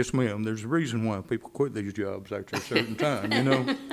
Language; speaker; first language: English; native; English